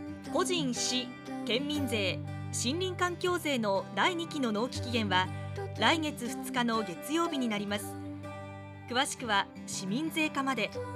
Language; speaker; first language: Japanese; native; Japanese